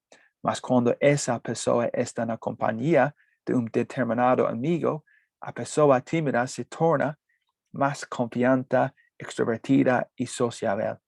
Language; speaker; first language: Portuguese; non-native, learner; English